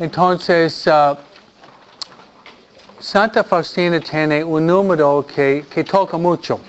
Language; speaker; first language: Spanish; non-native, fluent; English